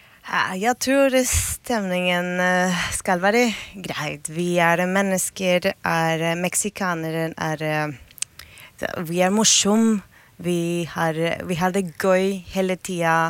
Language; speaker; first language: Norwegian; non-native, fluent; Spanish